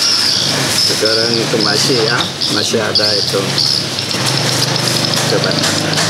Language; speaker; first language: Indonesian; non-native, learner; Korean